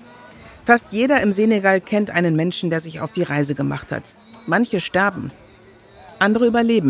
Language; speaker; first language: German; native; German